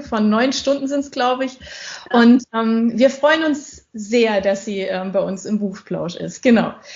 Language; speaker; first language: German; native; German